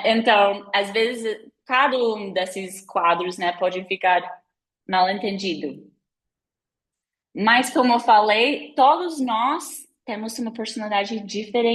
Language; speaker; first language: Portuguese; non-native, fluent; English